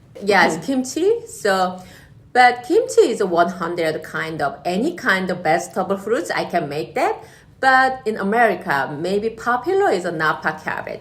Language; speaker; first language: English; non-native, learner; Korean